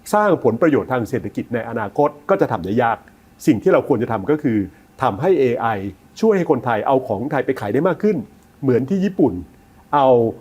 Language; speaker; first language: Thai; native; Thai